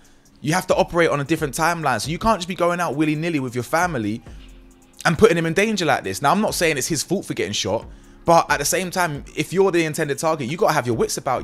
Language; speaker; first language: English; native; English